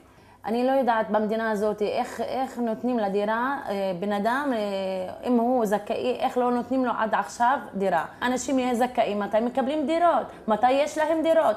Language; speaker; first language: Hebrew; non-native, learner; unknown